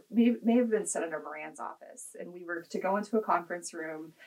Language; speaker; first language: English; native; English